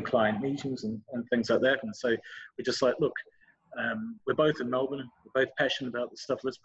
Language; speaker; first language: English; native; English